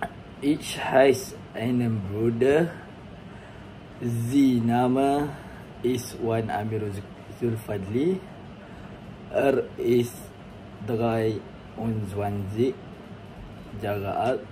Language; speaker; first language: German; non-native, learner; Malay